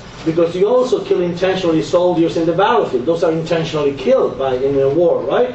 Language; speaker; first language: English; non-native, fluent; Spanish